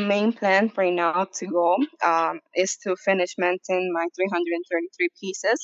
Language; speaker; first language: English; native; English